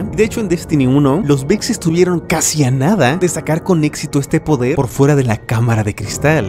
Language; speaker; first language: Spanish; native; Spanish